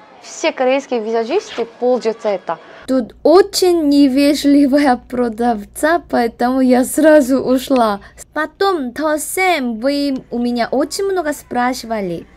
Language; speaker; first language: Russian; non-native, learner; Korean